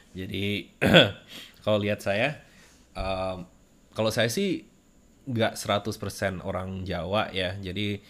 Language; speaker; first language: Indonesian; native; Indonesian